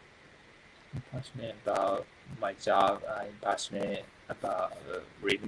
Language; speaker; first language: English; non-native, learner; Japanese